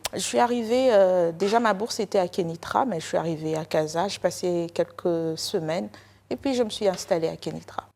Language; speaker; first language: French; non-native, local second language; Lingala